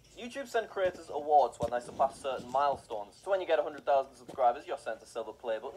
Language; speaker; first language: English; native; English